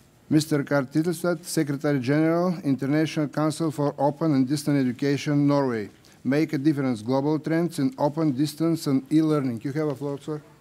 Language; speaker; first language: English; non-native, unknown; Bulgarian